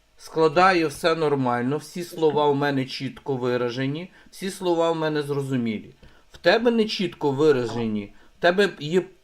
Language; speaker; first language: Ukrainian; native; Ukrainian